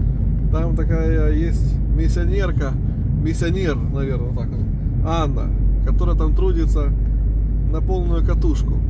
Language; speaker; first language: Russian; native; Russian